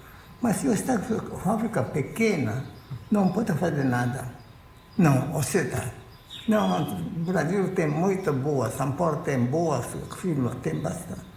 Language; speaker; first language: Portuguese; non-native, learner; Japanese